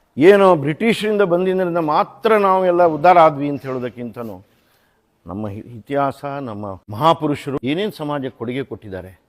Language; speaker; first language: Kannada; native; Kannada